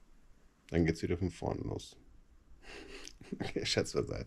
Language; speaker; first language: German; native; German